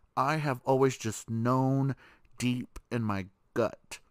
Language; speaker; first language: English; native; English